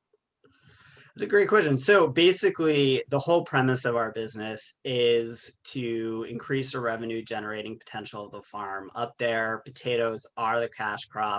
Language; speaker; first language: English; native; English